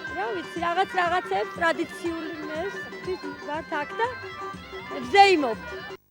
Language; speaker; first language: Georgian; non-native, local second language; Azerbaijani